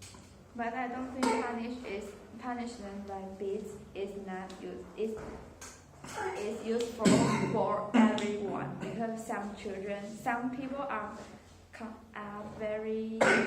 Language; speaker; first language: English; non-native, learner; Chinese